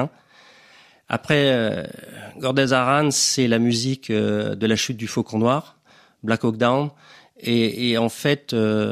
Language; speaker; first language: French; native; French